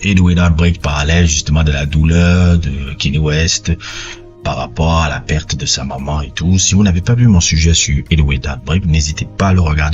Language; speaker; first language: French; native; French